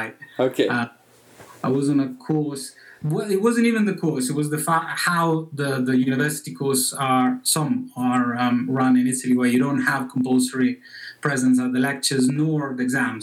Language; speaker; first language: English; non-native, fluent; Italian